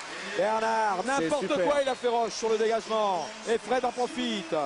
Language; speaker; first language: French; native; French